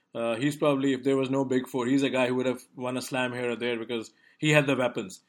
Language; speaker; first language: English; non-native, local second language; Hindi